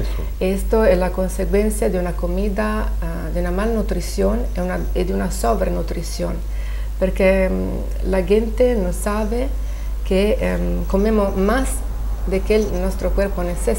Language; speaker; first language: Spanish; non-native, learner; Italian